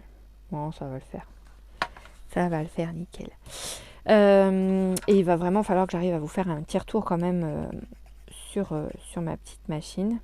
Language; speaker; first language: French; native; French